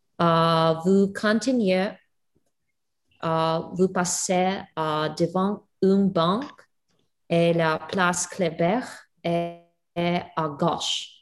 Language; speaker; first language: French; non-native, learner; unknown